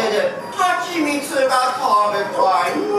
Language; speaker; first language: Chinese; non-native, fluent; Japanese